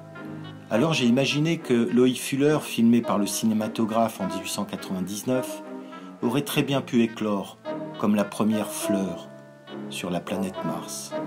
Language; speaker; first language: French; native; French